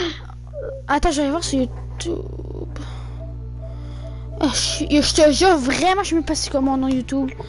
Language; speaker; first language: French; native; French